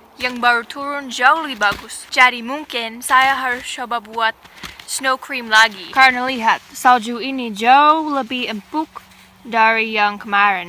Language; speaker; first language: Indonesian; non-native, fluent; English